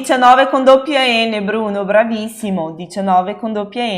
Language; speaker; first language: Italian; non-native, fluent; Portuguese